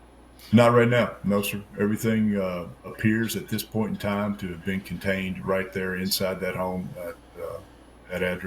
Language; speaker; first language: English; native; English